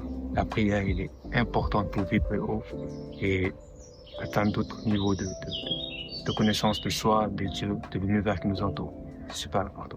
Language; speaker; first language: French; non-native, local second language; Wolof